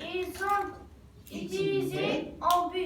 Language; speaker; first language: French; non-native, learner; Arabic